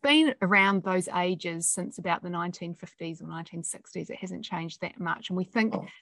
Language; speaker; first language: English; native; English